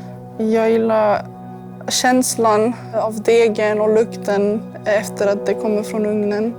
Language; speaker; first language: Swedish; early bilingual, other home language; Serbian